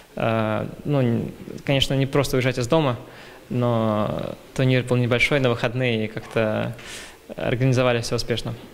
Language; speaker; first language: Russian; early bilingual, heritage; Russian